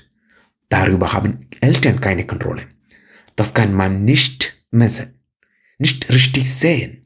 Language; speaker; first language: German; non-native, fluent; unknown